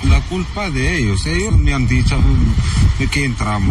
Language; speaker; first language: Spanish; non-native, learner; Arabic